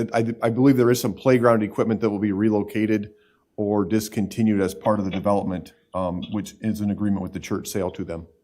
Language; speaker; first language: English; native; English